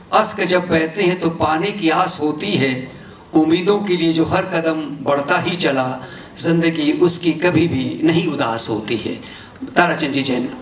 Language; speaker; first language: Hindi; native; Hindi